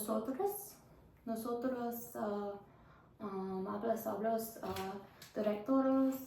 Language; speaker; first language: Spanish; non-native, learner; English